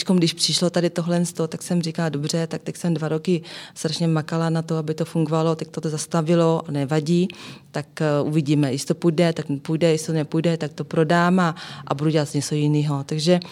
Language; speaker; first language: Czech; non-native, fluent; Vietnamese